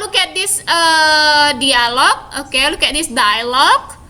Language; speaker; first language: English; non-native, fluent; Indonesian